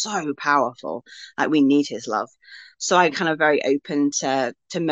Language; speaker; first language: English; native; English